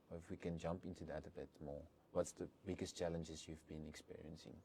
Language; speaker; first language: English; non-native, local second language; Afrikaans